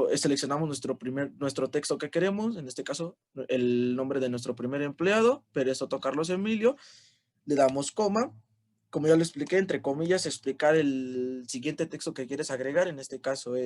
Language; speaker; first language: Spanish; native; Spanish